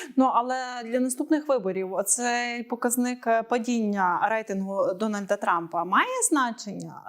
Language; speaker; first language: Ukrainian; native; Ukrainian